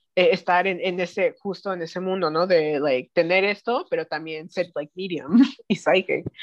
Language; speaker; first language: Spanish; early bilingual, heritage; Spanish